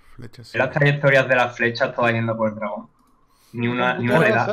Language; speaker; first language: Spanish; native; Spanish